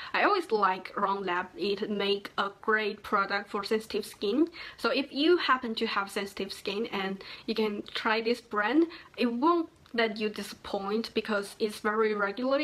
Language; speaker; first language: English; non-native, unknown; Chinese